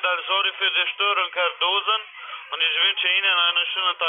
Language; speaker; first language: German; non-native, learner; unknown